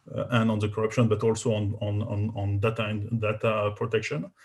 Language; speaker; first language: English; non-native, fluent; French